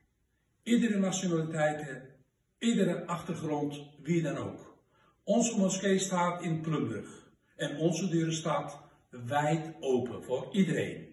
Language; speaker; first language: Dutch; non-native, local second language; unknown